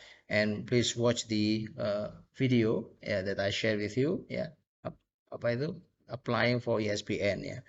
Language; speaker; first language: English; non-native, fluent; Indonesian